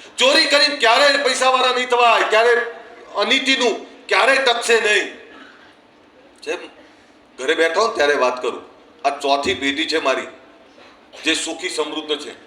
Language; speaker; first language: Gujarati; native; Gujarati